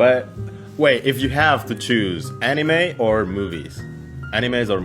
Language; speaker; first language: English; non-native, fluent; Indonesian